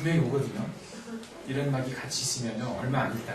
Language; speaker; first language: Korean; native; Korean